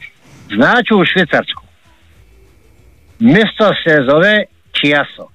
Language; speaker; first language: Serbian; native; Serbian